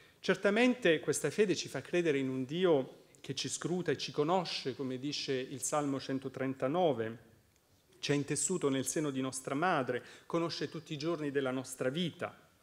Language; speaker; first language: Italian; native; Italian